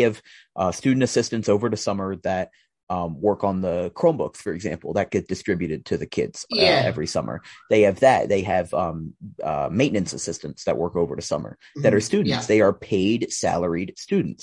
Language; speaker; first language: English; native; English